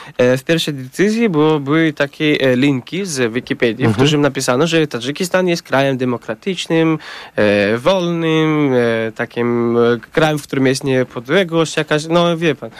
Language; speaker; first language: Polish; non-native, learner; Tajik